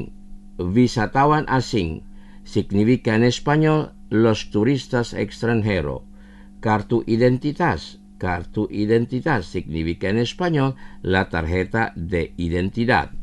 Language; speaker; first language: Spanish; non-native, fluent; Indonesian